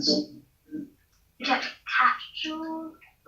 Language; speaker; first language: French; non-native, learner; English